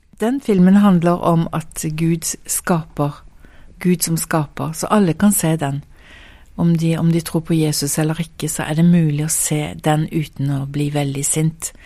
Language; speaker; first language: Norwegian; early bilingual, heritage; Norwegian